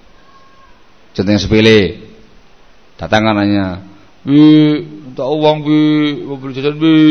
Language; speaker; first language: Indonesian; non-native, local second language; Javanese